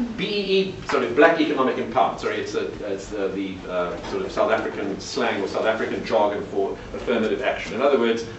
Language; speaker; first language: English; native; English